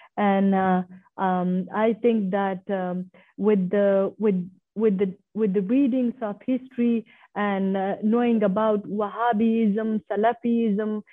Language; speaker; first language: English; non-native, fluent; Persian